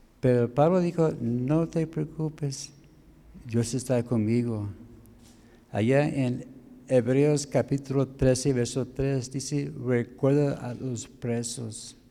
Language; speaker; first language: Spanish; non-native, fluent; English